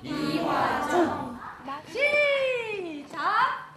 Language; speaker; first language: Korean; native; Korean